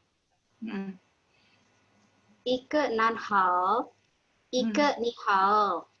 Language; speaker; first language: Chinese; non-native, learner; Indonesian